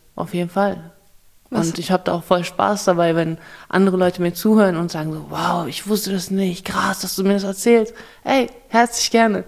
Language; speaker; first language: German; early bilingual, other home language; Russian